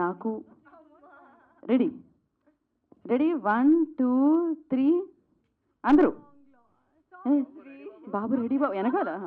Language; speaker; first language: Telugu; native; Telugu